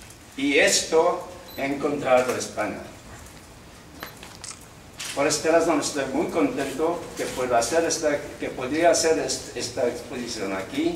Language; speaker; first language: Spanish; non-native, learner; Czech